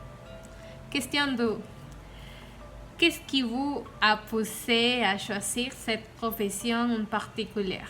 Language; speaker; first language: French; non-native, learner; Spanish